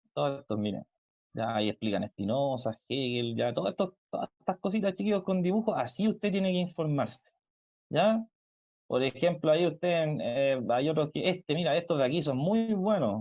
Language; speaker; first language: Spanish; native; Spanish